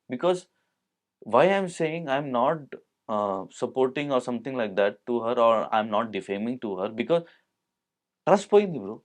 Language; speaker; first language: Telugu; non-native, local second language; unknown